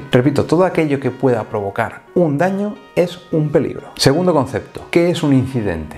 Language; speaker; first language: Spanish; native; Spanish